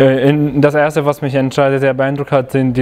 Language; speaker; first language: German; non-native, fluent; Romanian